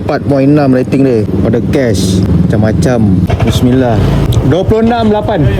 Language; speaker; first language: Malay; native; Malay